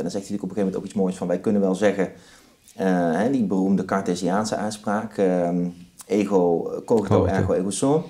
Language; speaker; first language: Dutch; native; Dutch